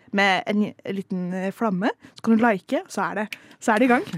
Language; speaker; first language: Norwegian; native; Norwegian